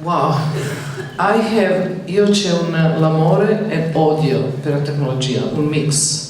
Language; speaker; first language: Italian; non-native, learner; Serbian